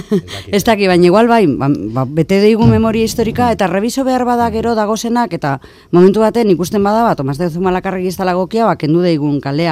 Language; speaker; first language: Basque; native; Basque